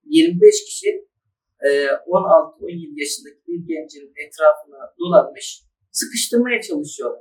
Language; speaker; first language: Turkish; early bilingual, other home language; Arabic